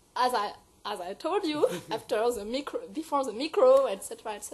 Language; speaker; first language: English; non-native, fluent; French